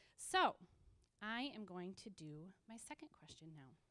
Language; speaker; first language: English; native; English